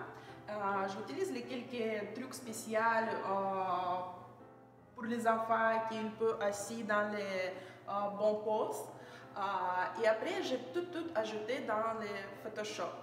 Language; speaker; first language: French; non-native, learner; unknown